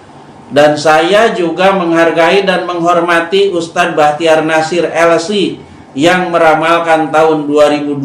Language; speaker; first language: Indonesian; native; Indonesian